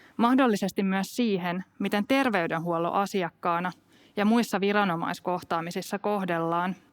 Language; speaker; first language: Finnish; native; Finnish